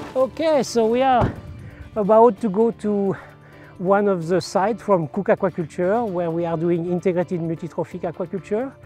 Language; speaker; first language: English; non-native, fluent; French